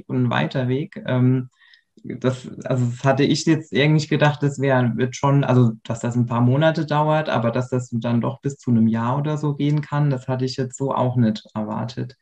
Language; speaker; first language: German; native; German